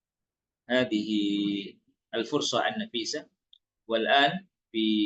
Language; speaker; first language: Arabic; non-native, fluent; Indonesian